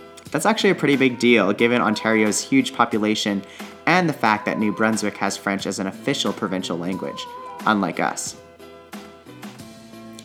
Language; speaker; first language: English; native; English